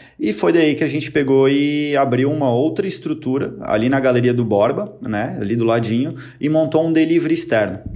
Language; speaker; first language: Portuguese; native; Portuguese